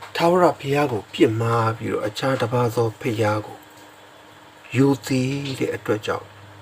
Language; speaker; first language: Burmese; non-native, local second language; S'gaw Karen